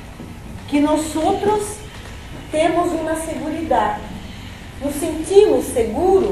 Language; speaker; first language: Spanish; non-native, fluent; Portuguese